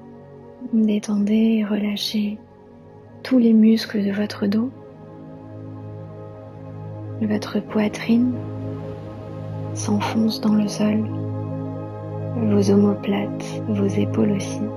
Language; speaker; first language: French; native; French